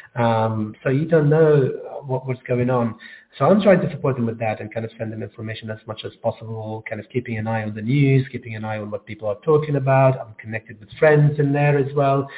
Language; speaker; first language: English; non-native, fluent; Arabic